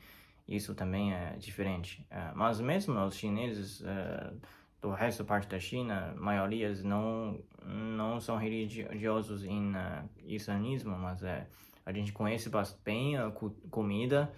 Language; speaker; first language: Portuguese; non-native, learner; Chinese